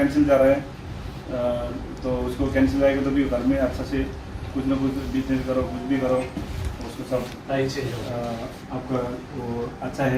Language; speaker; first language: Hindi; non-native, learner; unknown